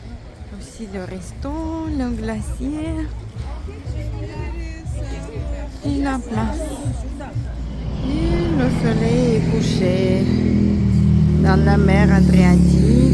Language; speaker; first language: French; non-native, fluent; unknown